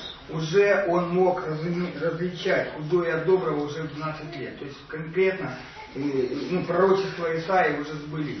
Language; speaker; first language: Russian; native; Russian